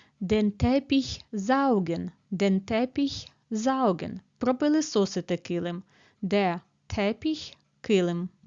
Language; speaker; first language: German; non-native, fluent; Ukrainian